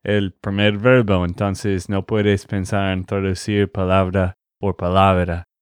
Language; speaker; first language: Spanish; non-native, learner; English